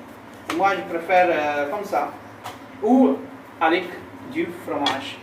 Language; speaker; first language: French; non-native, fluent; Hindi